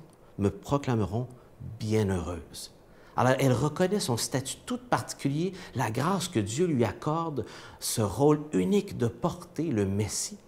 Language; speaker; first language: French; native; French